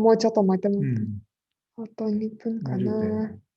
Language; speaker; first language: Japanese; non-native, fluent; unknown